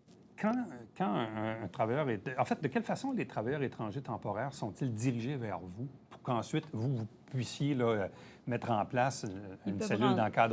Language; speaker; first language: French; native; French